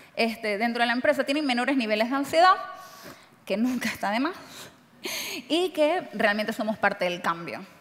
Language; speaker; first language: Spanish; native; Spanish